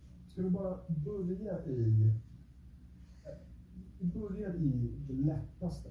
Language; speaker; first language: Swedish; native; Swedish